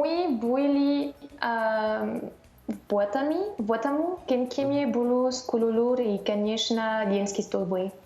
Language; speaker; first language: Russian; non-native, learner; French